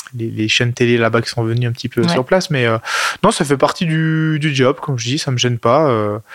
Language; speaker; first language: French; native; French